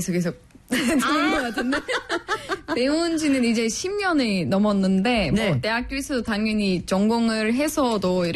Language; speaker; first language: Korean; non-native, fluent; Turkish